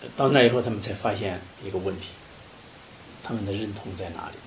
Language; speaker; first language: Chinese; native; Chinese